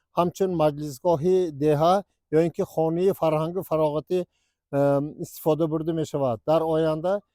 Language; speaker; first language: Tajik; non-native, local second language; Uzbek